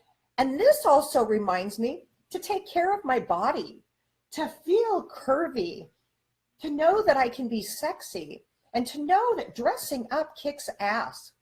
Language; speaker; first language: English; native; English